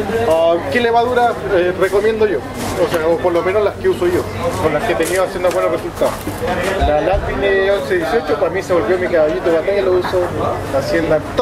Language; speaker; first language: Spanish; native; Spanish